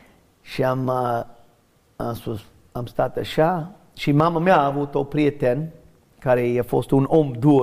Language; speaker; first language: Romanian; non-native, learner; English